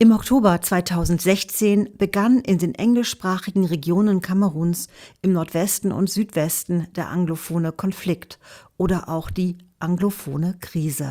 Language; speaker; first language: German; native; German